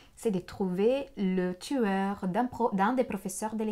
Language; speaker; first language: French; native; French